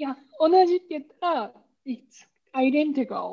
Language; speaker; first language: Japanese; non-native, learner; German